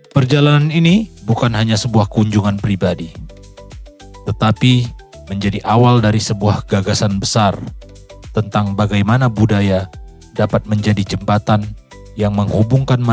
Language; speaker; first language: Indonesian; native; Indonesian